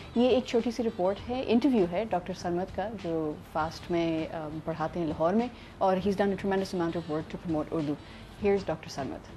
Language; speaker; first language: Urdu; native; Urdu